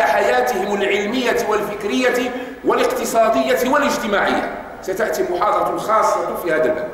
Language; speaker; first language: Arabic; native; Arabic